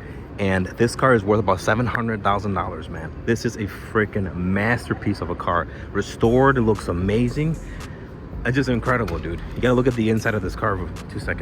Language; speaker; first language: English; native; English